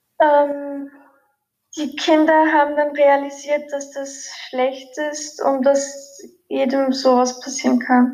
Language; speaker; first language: German; early bilingual, other home language; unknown